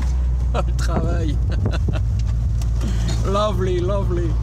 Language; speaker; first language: English; non-native, learner; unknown